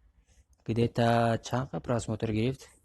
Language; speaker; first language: Russian; non-native, local second language; Tajik